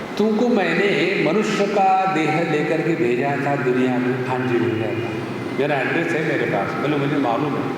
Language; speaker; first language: Hindi; non-native, local second language; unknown